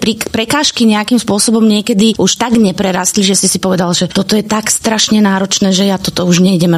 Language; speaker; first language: Slovak; native; Slovak